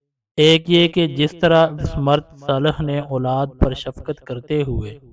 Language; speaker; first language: Urdu; native; Urdu